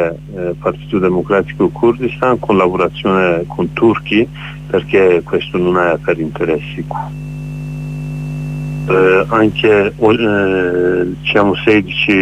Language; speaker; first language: Italian; non-native, learner; Kurdish